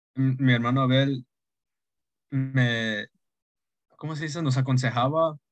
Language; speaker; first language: Spanish; early bilingual, heritage; Spanish